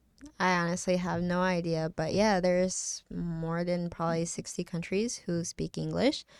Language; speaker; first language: English; non-native, fluent; Spanish